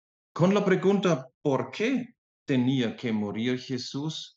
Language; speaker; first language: Spanish; non-native, fluent; German